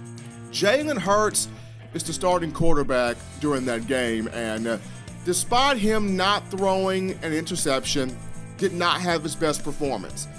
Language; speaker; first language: English; native; English